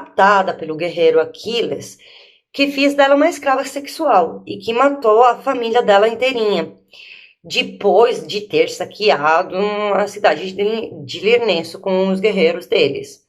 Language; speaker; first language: Portuguese; native; Portuguese